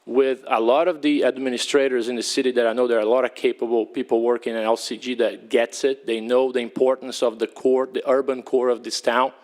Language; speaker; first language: English; non-native, fluent; Portuguese